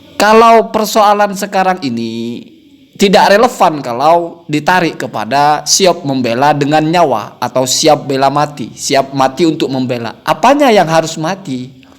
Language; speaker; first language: Indonesian; non-native, local second language; Madurese